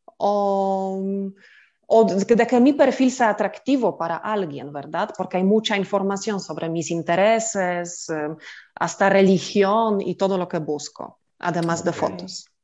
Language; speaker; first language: Spanish; non-native, fluent; Polish